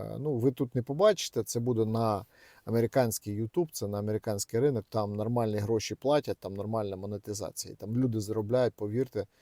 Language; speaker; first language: Ukrainian; non-native, local second language; Russian